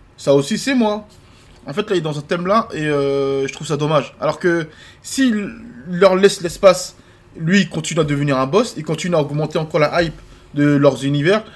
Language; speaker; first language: French; native; French